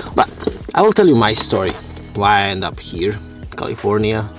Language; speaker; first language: English; non-native, fluent; Serbian